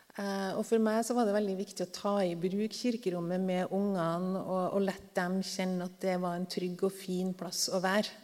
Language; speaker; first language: Norwegian; native; Norwegian